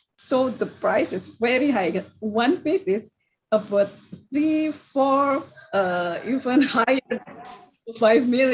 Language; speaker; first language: English; non-native, learner; Indonesian